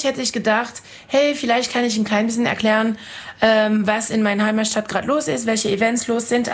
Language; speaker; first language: German; non-native, fluent; French